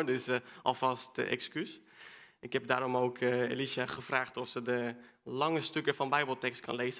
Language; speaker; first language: Dutch; non-native, fluent; Spanish